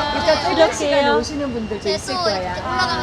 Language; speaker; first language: Korean; native; Korean